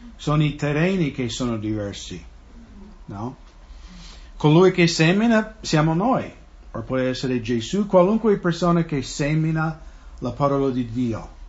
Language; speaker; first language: Italian; non-native, fluent; English